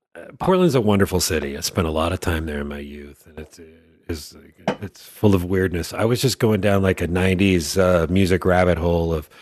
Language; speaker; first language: English; native; English